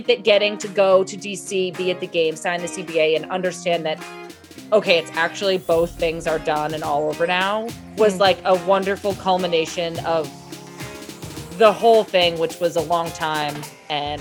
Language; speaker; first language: English; native; English